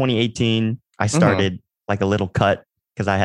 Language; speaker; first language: English; native; English